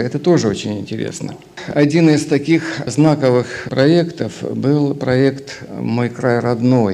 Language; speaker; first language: Russian; native; Russian